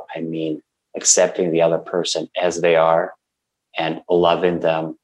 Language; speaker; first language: English; non-native, fluent; Russian